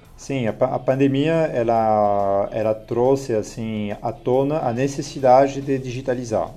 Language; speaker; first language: Portuguese; non-native, fluent; French